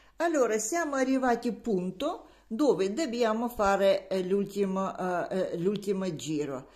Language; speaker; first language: Italian; non-native, learner; Russian